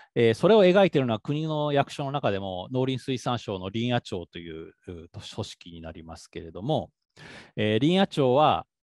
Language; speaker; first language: Japanese; native; Japanese